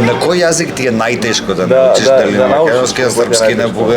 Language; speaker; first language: Macedonian; native; Macedonian